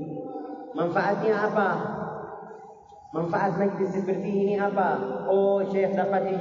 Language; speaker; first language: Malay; non-native, learner; Arabic